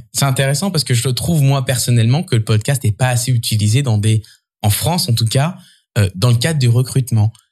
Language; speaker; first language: French; native; French